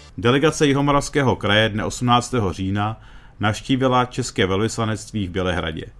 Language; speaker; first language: Czech; early bilingual, heritage; Czech